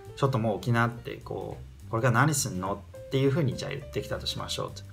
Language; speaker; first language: Japanese; native; Japanese